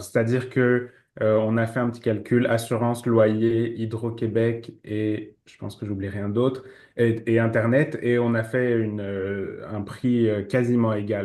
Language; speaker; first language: French; native; French